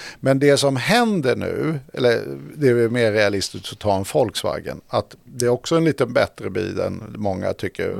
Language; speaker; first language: Swedish; native; Swedish